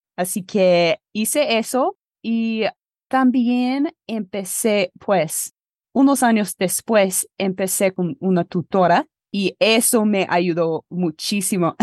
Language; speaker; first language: Spanish; non-native, fluent; English